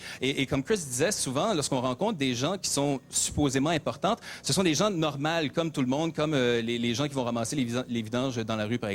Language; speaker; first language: French; native; French